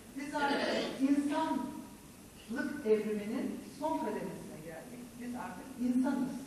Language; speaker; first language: Turkish; native; Turkish